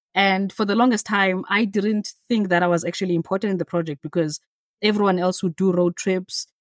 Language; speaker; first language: English; non-native, local second language; Xhosa